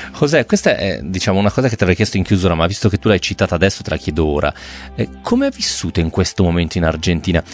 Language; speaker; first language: Italian; native; Italian